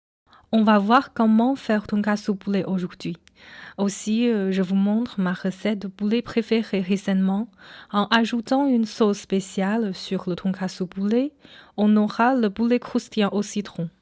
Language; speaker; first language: French; non-native, fluent; Chinese